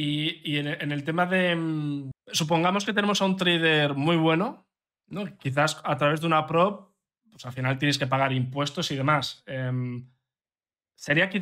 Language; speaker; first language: Spanish; native; Spanish